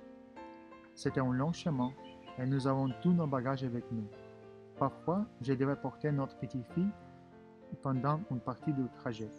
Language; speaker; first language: French; non-native, fluent; Russian